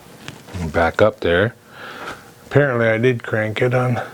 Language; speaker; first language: English; native; English